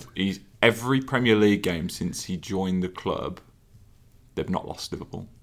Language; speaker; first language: English; native; English